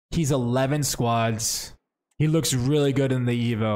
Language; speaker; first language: English; native; English